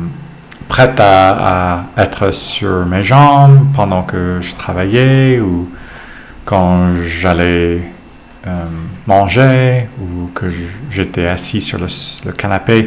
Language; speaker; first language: French; non-native, fluent; English